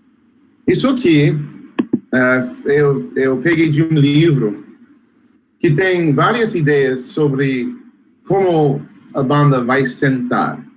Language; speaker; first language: Portuguese; non-native, fluent; English